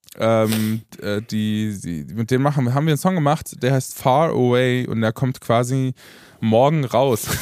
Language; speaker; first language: German; early bilingual, other home language; Romanian